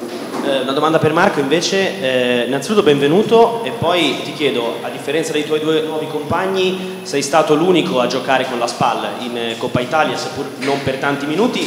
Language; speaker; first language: Italian; native; Italian